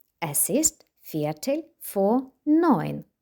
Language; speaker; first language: German; non-native, fluent; Ukrainian